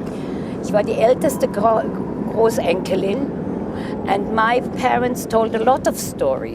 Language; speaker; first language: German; early bilingual, heritage; German